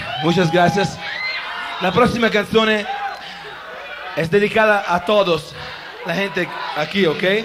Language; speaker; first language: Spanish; non-native, learner; Italian